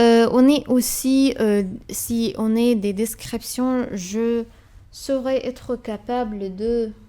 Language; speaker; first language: French; non-native, fluent; Arabic